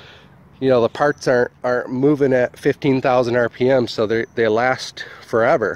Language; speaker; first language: English; native; English